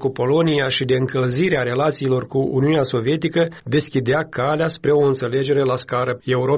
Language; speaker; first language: Romanian; native; Romanian